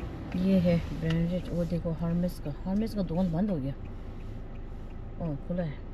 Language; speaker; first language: Hindi; non-native, local second language; Tibetan